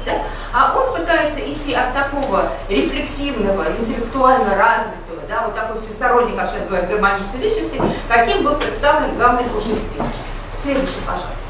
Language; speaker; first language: Russian; native; Russian